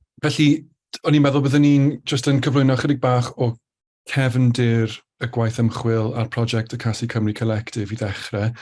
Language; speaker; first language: Welsh; native; Welsh